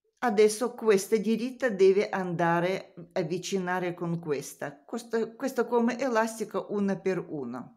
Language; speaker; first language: Italian; non-native, learner; Russian